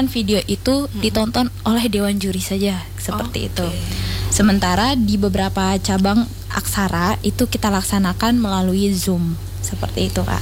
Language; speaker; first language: Indonesian; non-native, local second language; Batak Toba